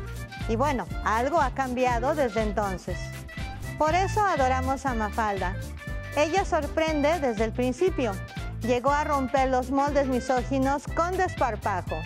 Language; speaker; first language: Spanish; native; Spanish